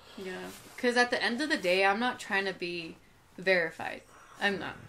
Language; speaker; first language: English; native; English